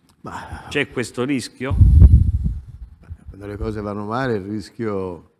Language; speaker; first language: Italian; native; Italian